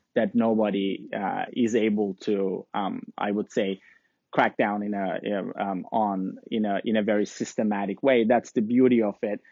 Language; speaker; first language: English; non-native, fluent; Turkish